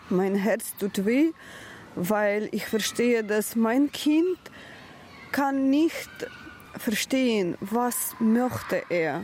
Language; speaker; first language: German; non-native, learner; Ukrainian